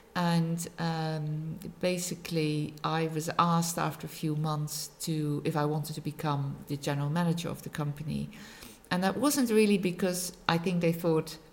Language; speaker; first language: English; non-native, fluent; Dutch